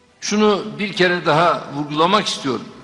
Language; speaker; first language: Turkish; native; Turkish